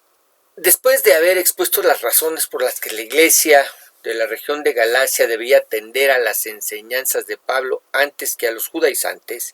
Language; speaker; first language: Spanish; native; Spanish